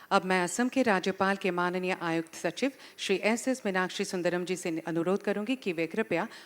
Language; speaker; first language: Hindi; non-native, local second language; Assamese